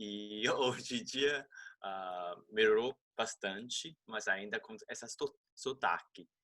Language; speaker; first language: Portuguese; non-native, fluent; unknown